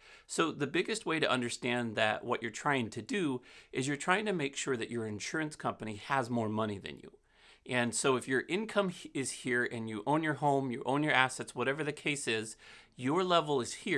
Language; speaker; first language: English; native; English